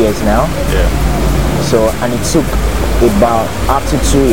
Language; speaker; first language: English; non-native, local second language; Yoruba